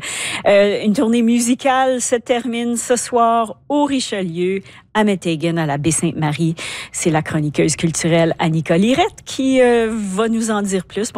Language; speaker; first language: French; native; French